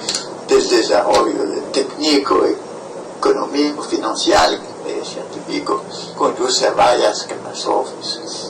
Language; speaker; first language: Spanish; non-native, fluent; French